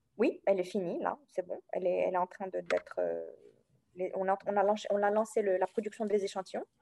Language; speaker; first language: French; non-native, local second language; Arabic